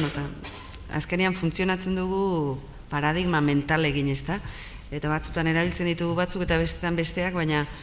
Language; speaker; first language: Basque; native; Basque